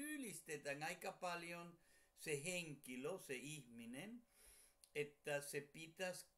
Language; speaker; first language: Finnish; non-native, fluent; Spanish